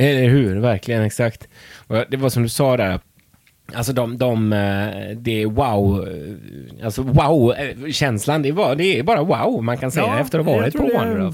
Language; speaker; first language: Swedish; native; Swedish